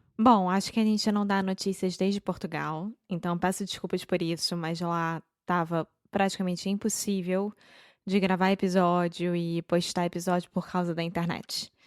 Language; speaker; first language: Portuguese; native; Portuguese